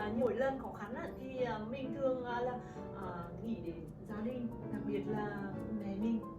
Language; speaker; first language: Vietnamese; native; Vietnamese